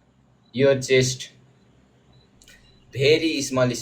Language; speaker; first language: English; non-native, learner; Nepali